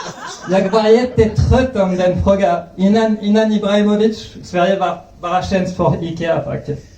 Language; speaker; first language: Swedish; non-native, fluent; French